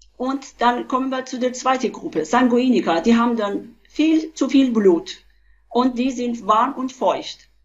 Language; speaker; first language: German; non-native, fluent; Persian